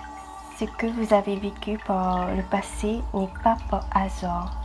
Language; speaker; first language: French; non-native, fluent; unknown